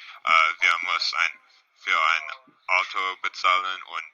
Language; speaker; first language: German; non-native, learner; English